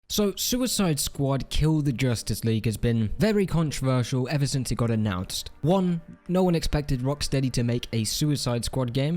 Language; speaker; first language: English; native; English